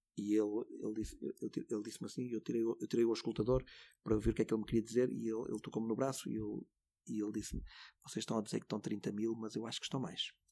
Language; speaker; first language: Portuguese; native; Portuguese